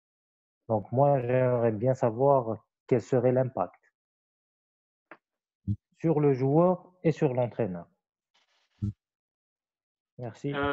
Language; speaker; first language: French; non-native, local second language; Arabic